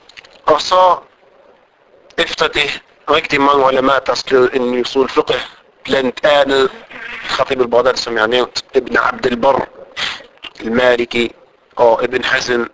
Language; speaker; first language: Danish; non-native, fluent; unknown